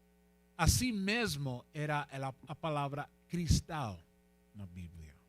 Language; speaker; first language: Portuguese; non-native, learner; Spanish